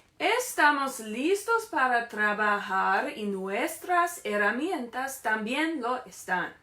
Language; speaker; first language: Spanish; non-native, fluent; English